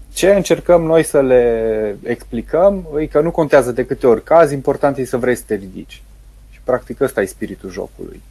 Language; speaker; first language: Romanian; native; Romanian